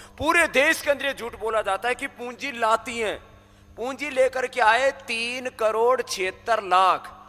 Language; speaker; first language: Hindi; native; Hindi